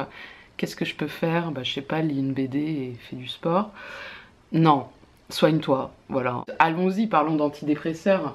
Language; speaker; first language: French; native; French